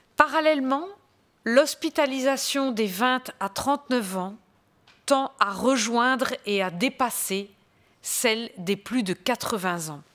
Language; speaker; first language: French; native; French